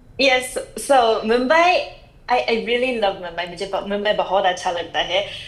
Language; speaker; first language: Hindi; non-native, fluent; Japanese